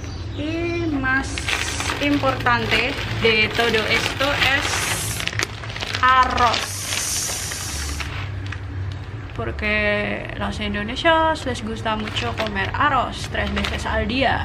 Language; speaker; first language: Spanish; non-native, learner; Indonesian